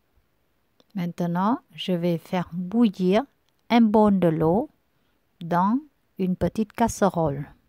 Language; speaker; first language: French; non-native, learner; Vietnamese